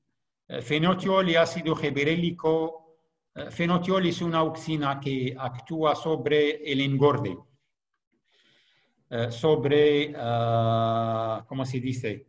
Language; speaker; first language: Spanish; non-native, fluent; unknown